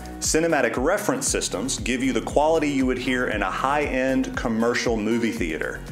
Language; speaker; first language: English; native; English